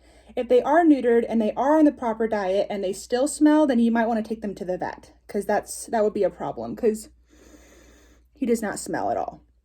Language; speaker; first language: English; native; English